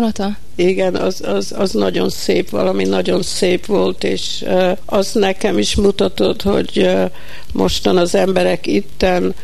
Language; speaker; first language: Hungarian; early bilingual, heritage; Hungarian